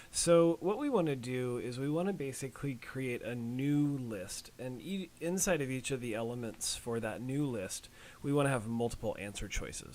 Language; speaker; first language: English; native; English